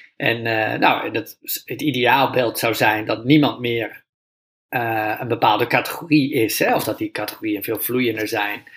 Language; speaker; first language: Dutch; native; Dutch